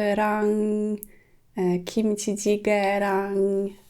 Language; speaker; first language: Korean; non-native, learner; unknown